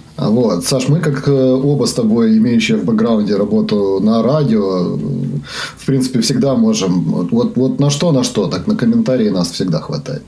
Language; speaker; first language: Russian; native; Russian